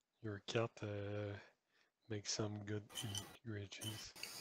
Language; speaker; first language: English; non-native, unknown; French